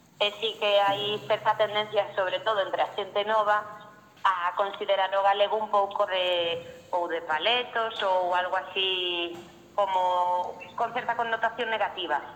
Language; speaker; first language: Galician; non-native, local second language; Spanish